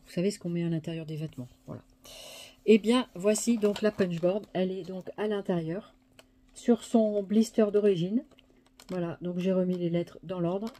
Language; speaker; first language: French; native; French